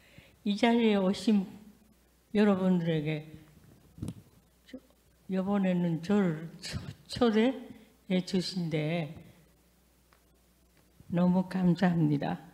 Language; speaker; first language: Korean; non-native, learner; Japanese